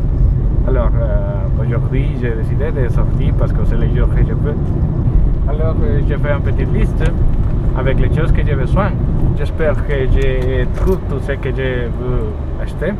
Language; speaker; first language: French; non-native, learner; Spanish